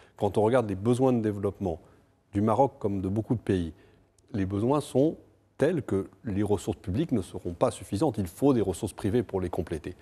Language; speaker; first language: French; non-native, fluent; Portuguese